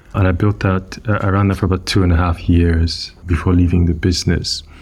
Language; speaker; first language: English; non-native, local second language; Yoruba